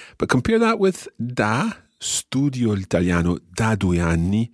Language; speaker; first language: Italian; non-native, fluent; English